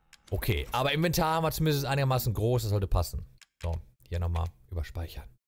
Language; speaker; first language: German; native; German